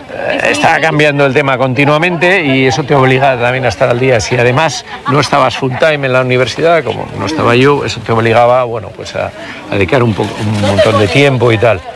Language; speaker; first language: Spanish; native; Spanish